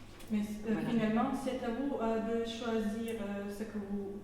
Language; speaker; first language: French; non-native, fluent; Serbian